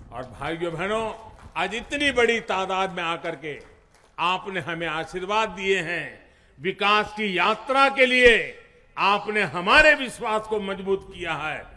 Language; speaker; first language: Hindi; non-native, local second language; Gujarati